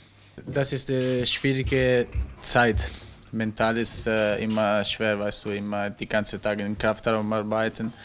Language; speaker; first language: German; non-native, learner; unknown